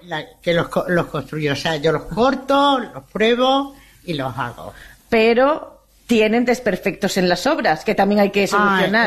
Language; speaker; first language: Spanish; native; Spanish